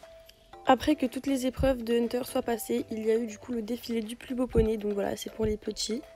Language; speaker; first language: French; native; French